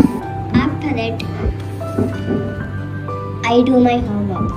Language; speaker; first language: English; non-native, learner; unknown